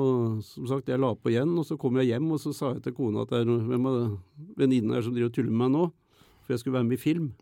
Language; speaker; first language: Norwegian; native; Norwegian